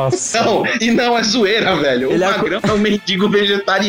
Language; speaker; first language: Portuguese; native; Portuguese